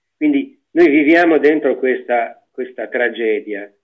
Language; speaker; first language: Italian; native; Italian